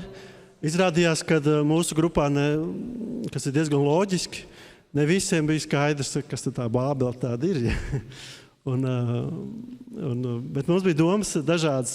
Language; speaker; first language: Latvian; native; Latvian